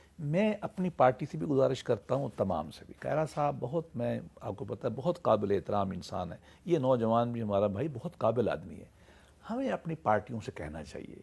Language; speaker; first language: Urdu; non-native, local second language; Saraiki